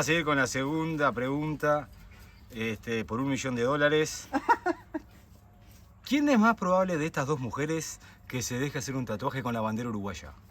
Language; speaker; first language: Spanish; native; Spanish